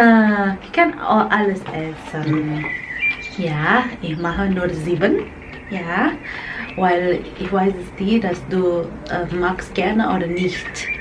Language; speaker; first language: German; non-native, learner; Indonesian